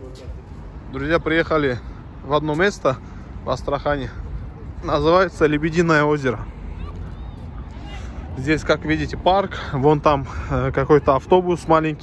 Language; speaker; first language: Russian; non-native, fluent; Turkish